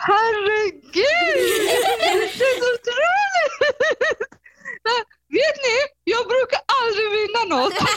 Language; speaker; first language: Swedish; non-native, fluent; Baluchi